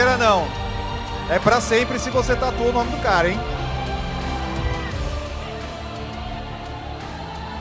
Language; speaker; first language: Portuguese; native; Portuguese